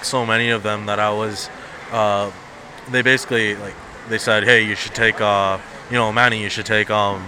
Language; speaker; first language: English; non-native, fluent; Punjabi